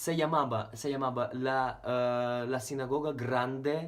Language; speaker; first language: Spanish; non-native, fluent; Ukrainian